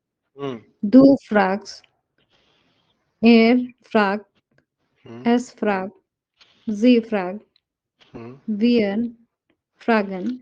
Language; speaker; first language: German; non-native, learner; Hindi